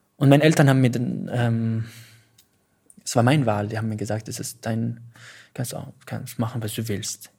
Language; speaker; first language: German; non-native, fluent; Arabic